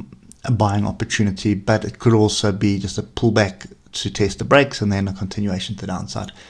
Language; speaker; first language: English; native; English